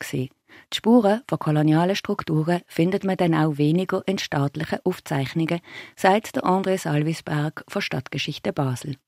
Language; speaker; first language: German; native; German